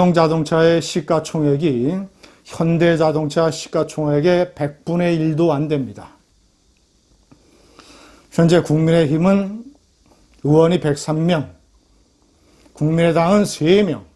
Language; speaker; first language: Korean; native; Korean